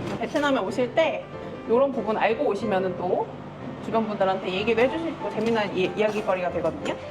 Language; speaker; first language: Korean; native; Korean